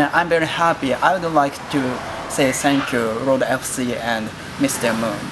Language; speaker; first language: English; non-native, learner; Japanese